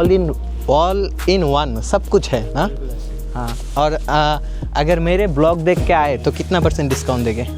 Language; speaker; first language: Hindi; non-native, fluent; Bangla